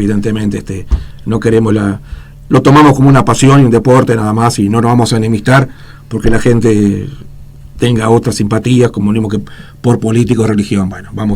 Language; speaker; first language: Spanish; native; Spanish